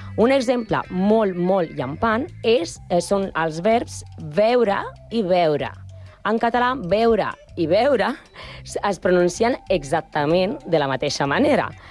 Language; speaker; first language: Catalan; non-native, learner; Spanish